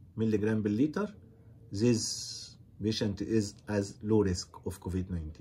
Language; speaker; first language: English; non-native, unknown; Arabic